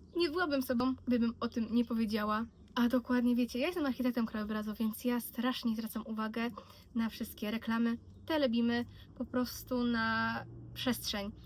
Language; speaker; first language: Polish; native; Polish